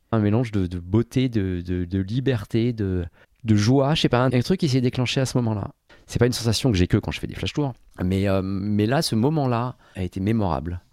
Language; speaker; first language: French; native; French